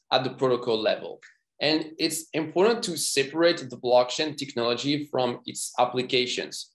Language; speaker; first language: English; non-native, fluent; French